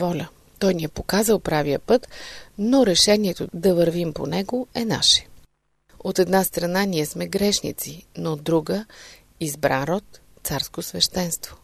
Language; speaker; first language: Bulgarian; native; Bulgarian